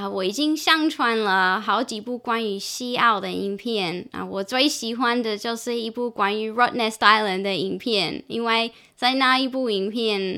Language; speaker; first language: Chinese; non-native, fluent; English